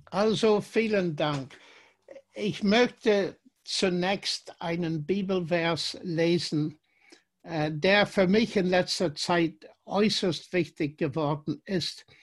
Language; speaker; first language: German; non-native, fluent; English